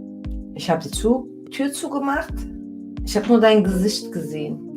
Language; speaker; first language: German; early bilingual, other home language; Turkish